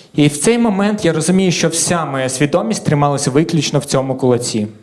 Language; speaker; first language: Ukrainian; native; Ukrainian